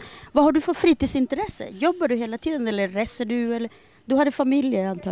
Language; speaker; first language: Swedish; native; Swedish